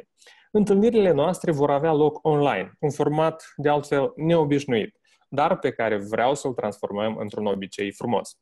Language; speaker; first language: Romanian; native; Romanian